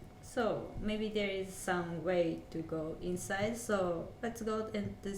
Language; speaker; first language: English; non-native, learner; Japanese